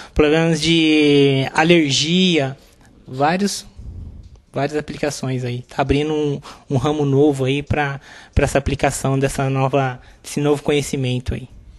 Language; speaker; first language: Portuguese; native; Portuguese